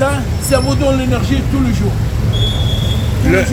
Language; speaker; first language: French; non-native, learner; Arabic